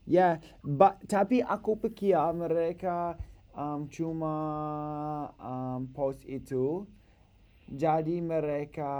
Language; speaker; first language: Indonesian; non-native, learner; English